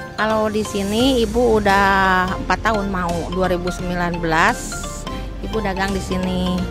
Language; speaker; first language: Indonesian; non-native, local second language; Sundanese